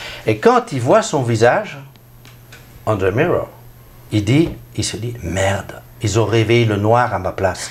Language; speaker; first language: French; native; French